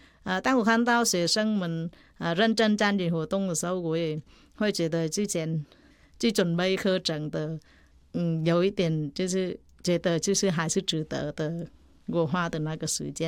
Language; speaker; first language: Chinese; non-native, fluent; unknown